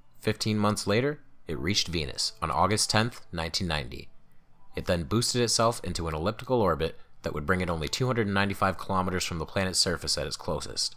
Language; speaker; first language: English; native; English